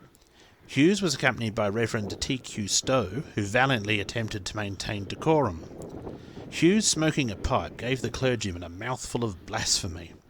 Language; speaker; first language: English; native; English